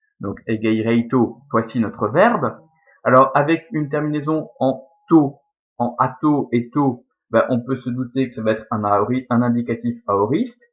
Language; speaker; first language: French; native; French